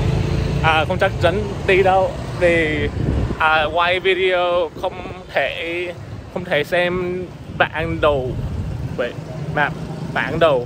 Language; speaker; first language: Vietnamese; non-native, learner; English